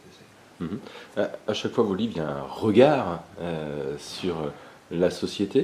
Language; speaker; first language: French; native; French